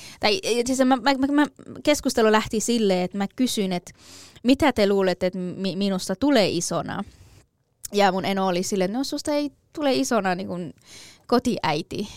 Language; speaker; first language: Finnish; non-native, fluent; Persian